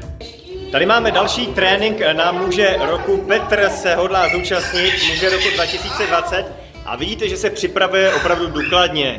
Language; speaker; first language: Czech; native; Czech